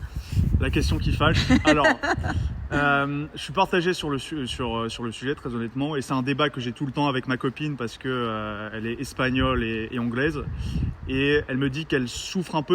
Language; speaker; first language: French; native; French